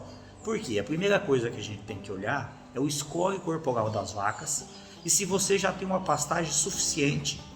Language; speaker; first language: Portuguese; native; Portuguese